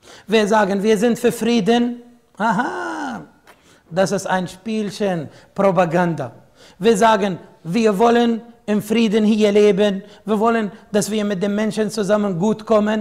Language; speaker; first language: German; non-native, fluent; Arabic